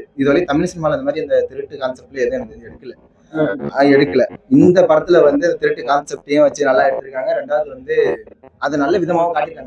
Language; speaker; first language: Tamil; native; Tamil